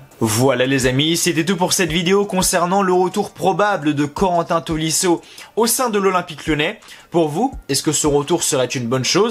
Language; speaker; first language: French; native; French